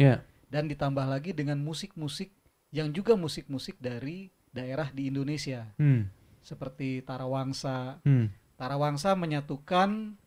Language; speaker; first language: Indonesian; native; Indonesian